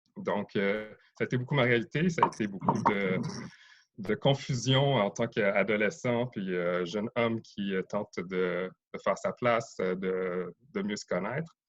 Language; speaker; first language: French; native; French